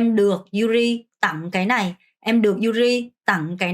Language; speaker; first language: Vietnamese; non-native, fluent; Korean